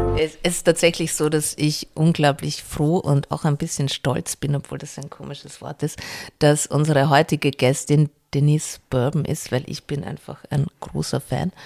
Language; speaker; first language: German; native; German